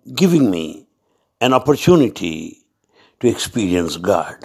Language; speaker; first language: English; non-native, local second language; Telugu